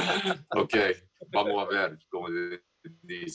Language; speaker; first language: Spanish; non-native, learner; English